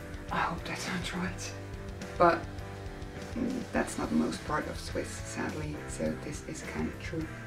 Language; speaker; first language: English; non-native, fluent; Swiss German